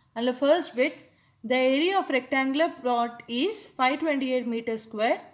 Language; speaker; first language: English; non-native, local second language; Telugu